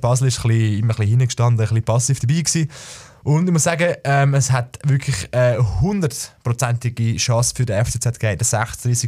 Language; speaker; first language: German; native; German